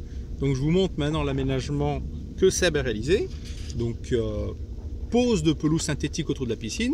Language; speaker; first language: French; native; French